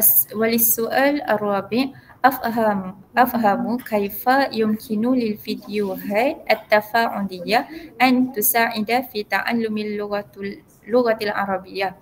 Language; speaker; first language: Arabic; non-native, learner; Malay